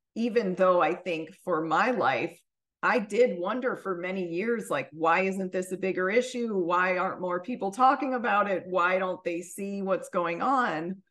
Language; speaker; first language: English; native; English